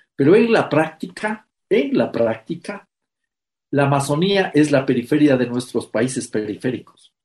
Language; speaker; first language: Spanish; native; Spanish